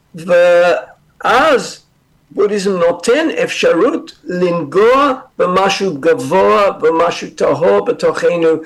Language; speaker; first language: Hebrew; non-native, fluent; English